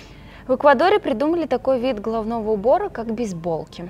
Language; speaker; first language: Russian; native; Russian